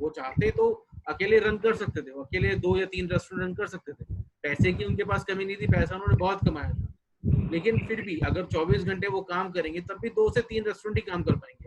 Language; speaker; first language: Hindi; native; Hindi